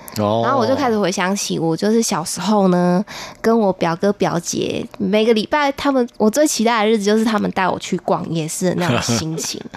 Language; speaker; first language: Chinese; native; Chinese